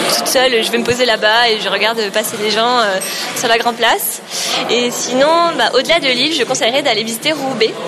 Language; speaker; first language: French; native; French